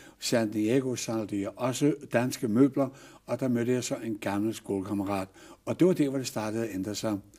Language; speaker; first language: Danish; native; Danish